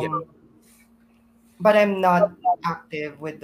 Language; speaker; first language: English; non-native, local second language; Iloko